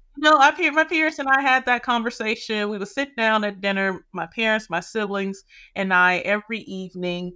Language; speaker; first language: English; native; English